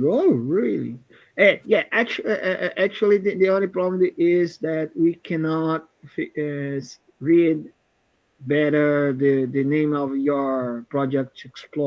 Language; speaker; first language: English; non-native, fluent; Portuguese